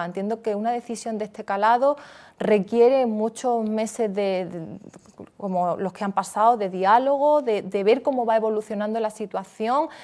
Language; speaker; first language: Spanish; native; Spanish